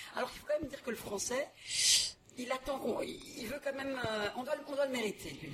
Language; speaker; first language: French; native; French